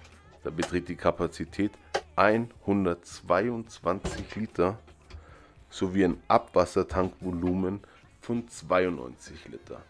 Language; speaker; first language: German; native; German